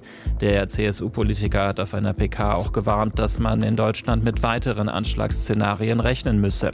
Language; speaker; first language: German; native; German